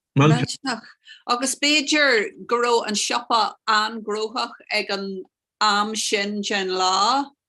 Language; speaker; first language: Irish; non-native, local second language; English